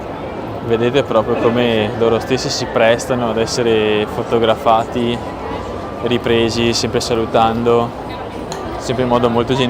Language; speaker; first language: Italian; native; Italian